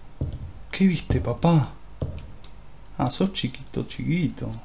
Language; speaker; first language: Spanish; native; Spanish